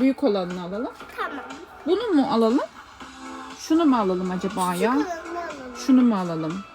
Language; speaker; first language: Turkish; native; Turkish